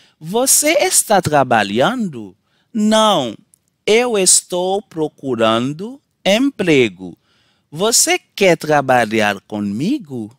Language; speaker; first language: Portuguese; non-native, learner; Haitian Creole